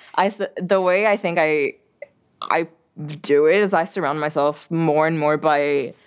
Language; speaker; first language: English; early bilingual, other home language; French